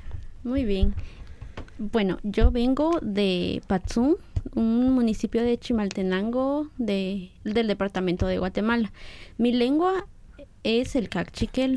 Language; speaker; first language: Spanish; non-native, local second language; Kaqchikel